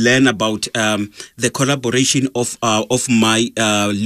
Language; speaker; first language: English; non-native, local second language; Zulu